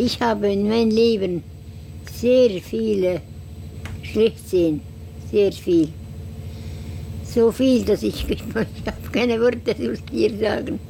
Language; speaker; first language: German; non-native, learner; Estonian